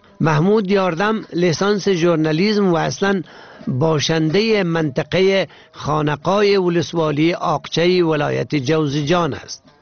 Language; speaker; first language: Persian; native; Persian